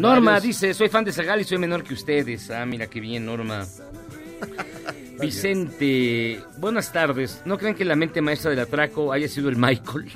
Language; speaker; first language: Spanish; native; Spanish